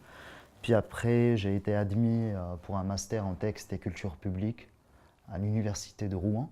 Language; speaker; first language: French; non-native, local second language; Arabic